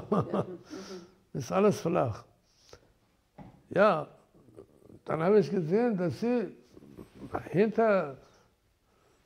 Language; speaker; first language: German; non-native, fluent; Persian